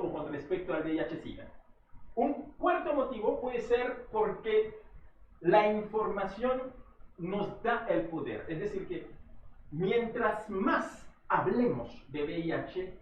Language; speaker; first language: Spanish; non-native, fluent; Haitian Creole